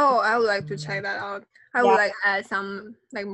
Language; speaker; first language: English; non-native, fluent; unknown